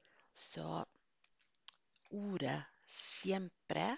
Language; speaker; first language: Spanish; non-native, fluent; Norwegian